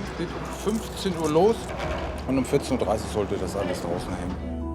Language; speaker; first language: German; native; German